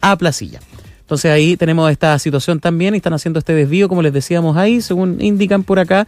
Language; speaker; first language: Spanish; native; Spanish